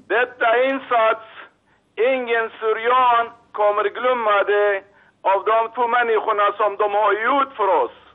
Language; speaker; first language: Swedish; non-native, fluent; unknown